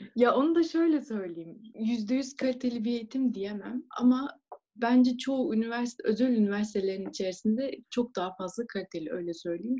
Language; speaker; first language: Turkish; native; Turkish